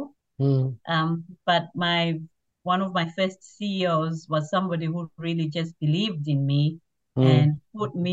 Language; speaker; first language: English; non-native, local second language; Shona